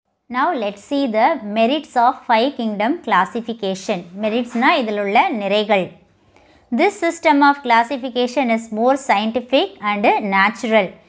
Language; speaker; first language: English; non-native, local second language; Tamil